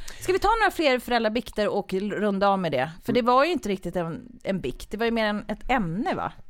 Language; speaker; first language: Swedish; native; Swedish